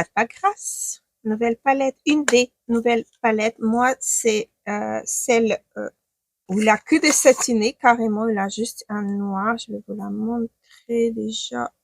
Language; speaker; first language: French; non-native, fluent; Ukrainian